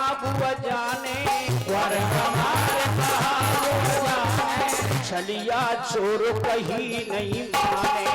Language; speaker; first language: Hindi; native; Hindi